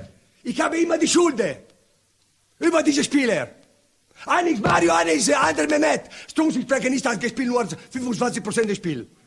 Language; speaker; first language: German; non-native, learner; Italian